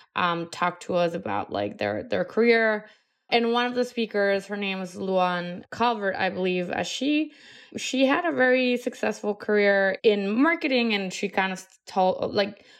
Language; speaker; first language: English; non-native, fluent; Spanish